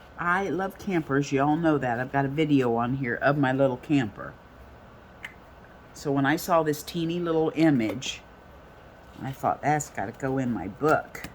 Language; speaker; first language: English; native; English